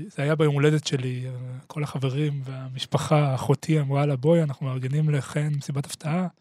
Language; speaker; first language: Hebrew; native; Hebrew